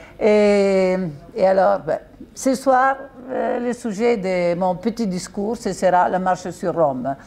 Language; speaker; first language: French; non-native, fluent; Italian